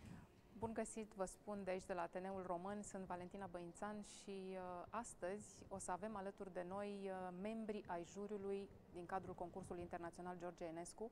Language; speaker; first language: Romanian; native; Romanian